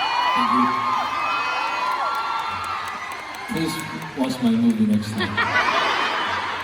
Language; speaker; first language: English; non-native, learner; Korean